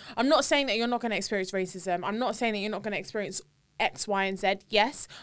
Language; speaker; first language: English; native; English